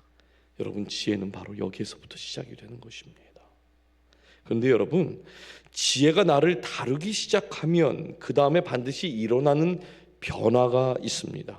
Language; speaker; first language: Korean; native; Korean